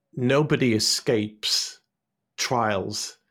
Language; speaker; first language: English; native; English